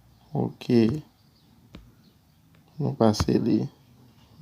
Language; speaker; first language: French; non-native, learner; Haitian Creole